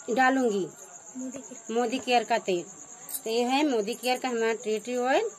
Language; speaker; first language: Hindi; native; Hindi